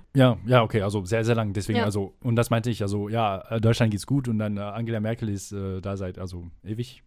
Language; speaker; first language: German; non-native, fluent; French